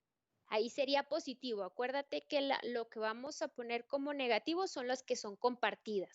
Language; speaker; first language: Spanish; native; Spanish